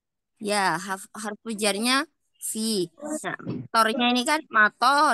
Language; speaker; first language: Indonesian; native; Indonesian